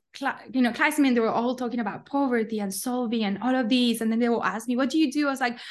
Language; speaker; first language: English; non-native, fluent; Spanish